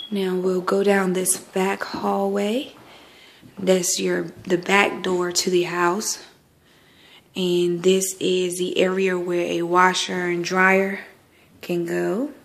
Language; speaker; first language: English; native; English